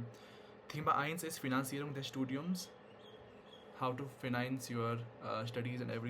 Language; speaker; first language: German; non-native, fluent; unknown